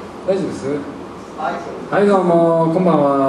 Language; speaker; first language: Japanese; native; Japanese